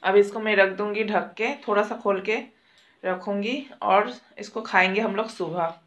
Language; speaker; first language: Hindi; non-native, local second language; Bangla